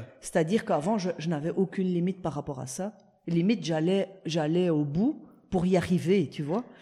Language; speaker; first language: French; early bilingual, other home language; Italian